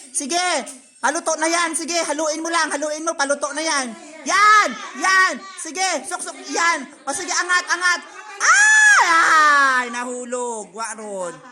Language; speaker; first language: Filipino; non-native, local second language; Cebuano